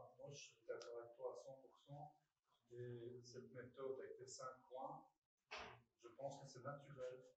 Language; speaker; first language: French; native; French